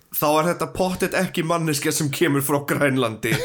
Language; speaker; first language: Icelandic; early bilingual, other home language; Portuguese